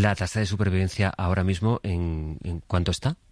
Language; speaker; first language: Spanish; native; Spanish